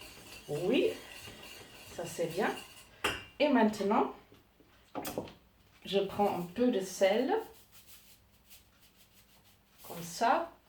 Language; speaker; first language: French; non-native, learner; German